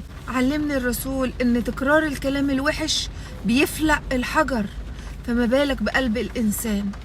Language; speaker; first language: Arabic; native; Arabic